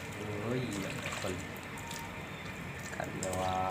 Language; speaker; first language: Thai; non-native, local second language; Northeastern Thai